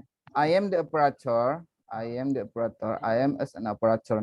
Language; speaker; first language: English; non-native, fluent; Indonesian